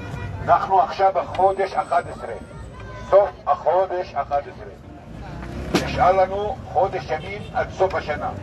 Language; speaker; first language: Hebrew; non-native, local second language; Arabic